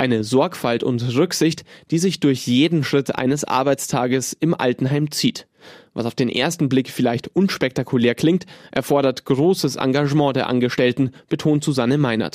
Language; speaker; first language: German; native; German